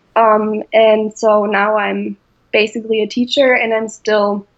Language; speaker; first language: English; non-native, fluent; German